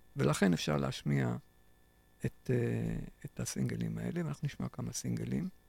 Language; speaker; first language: Hebrew; native; Hebrew